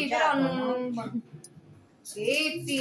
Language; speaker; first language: Italian; early bilingual, other home language; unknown